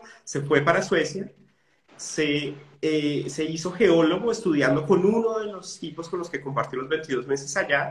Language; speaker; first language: Spanish; native; Spanish